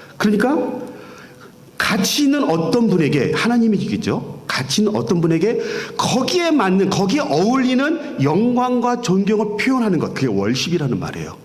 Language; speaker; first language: Korean; native; Korean